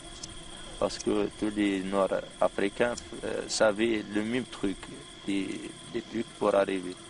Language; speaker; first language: French; non-native, learner; Arabic